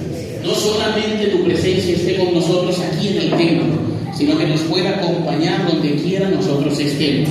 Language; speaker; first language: Spanish; native; Spanish